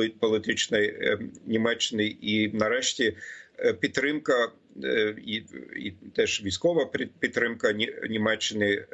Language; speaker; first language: Ukrainian; non-native, fluent; German